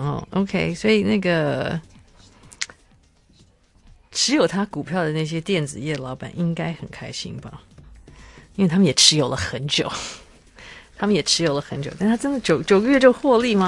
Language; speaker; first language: Chinese; native; Chinese